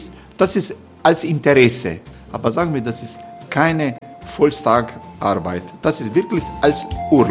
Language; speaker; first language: German; non-native, fluent; Croatian